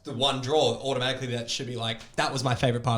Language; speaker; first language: English; native; English